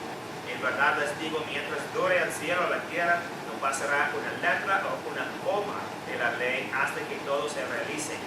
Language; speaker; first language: Spanish; non-native, fluent; English